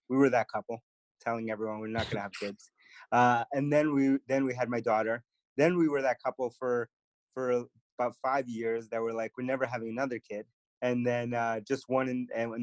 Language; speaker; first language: English; early bilingual, other home language; Spanish